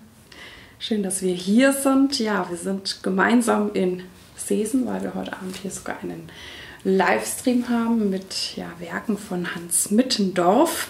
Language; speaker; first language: German; native; German